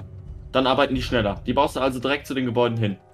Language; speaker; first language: German; native; German